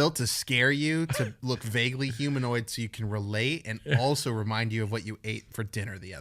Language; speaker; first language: English; native; English